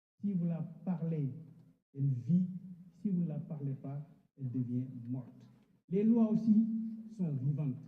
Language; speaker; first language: French; non-native, local second language; Wolof